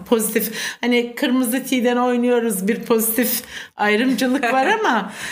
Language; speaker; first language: Turkish; native; Turkish